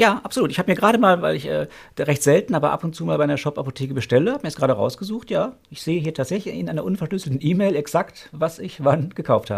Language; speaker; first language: German; native; German